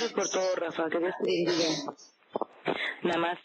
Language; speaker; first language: Spanish; native; Spanish